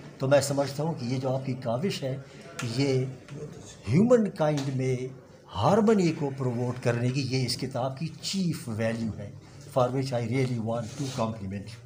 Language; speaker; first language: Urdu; non-native, local second language; Pashto